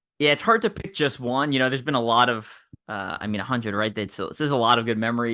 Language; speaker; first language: English; native; English